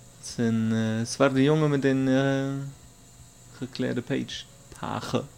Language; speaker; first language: Dutch; non-native, learner; German